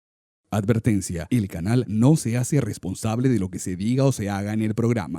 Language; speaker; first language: Spanish; native; Spanish